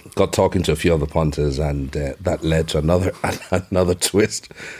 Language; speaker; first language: English; non-native, local second language; Igbo